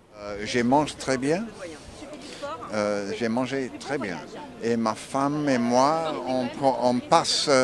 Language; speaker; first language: French; non-native, learner; English